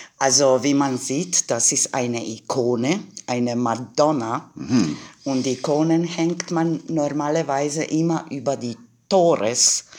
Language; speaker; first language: German; non-native, fluent; Croatian